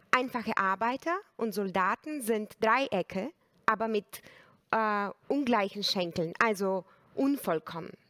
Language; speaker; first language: German; non-native, fluent; Bulgarian